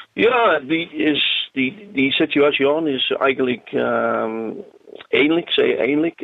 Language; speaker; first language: German; non-native, learner; English